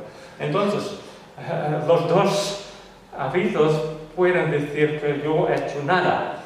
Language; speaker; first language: Spanish; non-native, fluent; Western Frisian